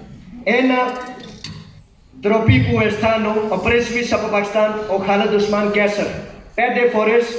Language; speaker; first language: Greek; non-native, learner; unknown